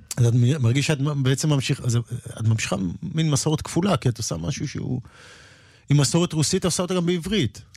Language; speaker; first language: Hebrew; native; Hebrew